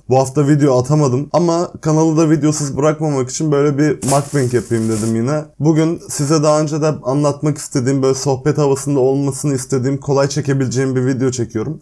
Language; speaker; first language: Turkish; native; Turkish